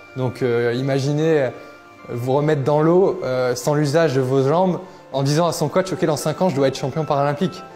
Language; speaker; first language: French; native; French